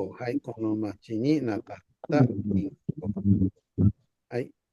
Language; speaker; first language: Japanese; non-native, fluent; Indonesian